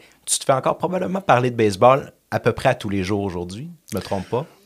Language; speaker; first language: French; native; French